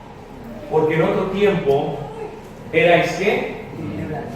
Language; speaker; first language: Spanish; early bilingual, heritage; Spanish